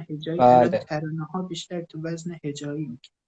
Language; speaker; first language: Persian; native; Persian